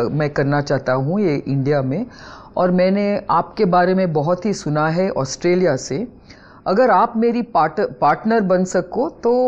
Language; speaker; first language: Hindi; non-native, local second language; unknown